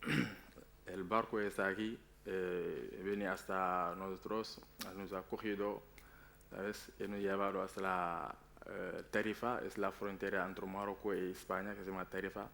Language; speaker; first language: Spanish; non-native, learner; Wolof